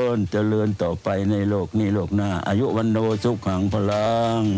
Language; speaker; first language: Thai; native; Thai